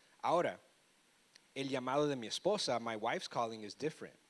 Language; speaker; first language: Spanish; early bilingual, heritage; Spanish